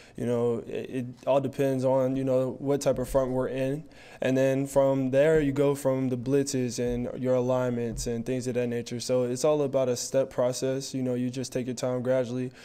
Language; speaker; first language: English; native; English